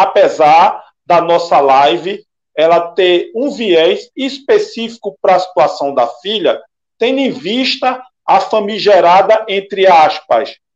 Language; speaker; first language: Portuguese; native; Portuguese